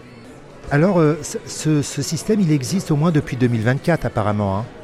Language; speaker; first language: French; native; French